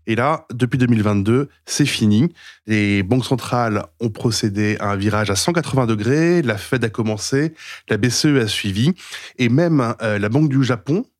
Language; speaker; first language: French; native; French